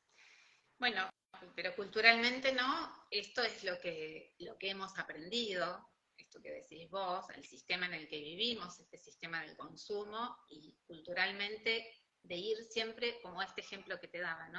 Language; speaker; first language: Spanish; native; Spanish